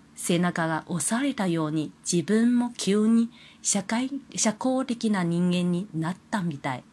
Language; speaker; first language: Japanese; non-native, fluent; Chinese